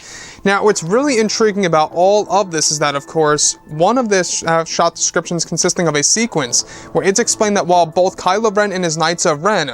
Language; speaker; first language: English; native; English